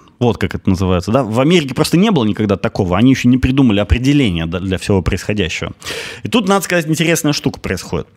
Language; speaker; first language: Russian; native; Russian